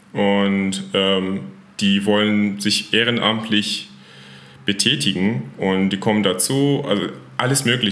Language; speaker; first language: German; non-native, fluent; Persian